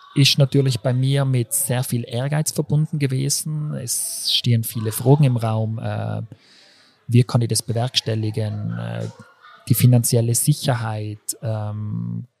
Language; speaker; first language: German; native; German